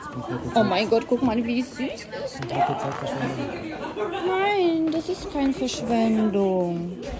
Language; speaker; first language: German; non-native, learner; Lithuanian